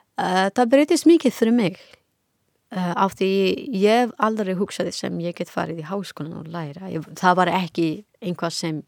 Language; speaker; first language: Icelandic; non-native, learner; Persian